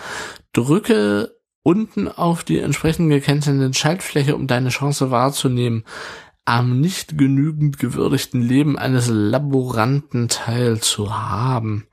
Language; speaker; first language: German; native; German